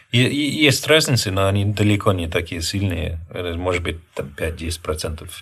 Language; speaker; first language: Russian; non-native, fluent; English